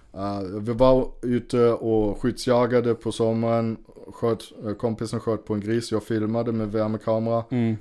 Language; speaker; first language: Swedish; non-native, fluent; German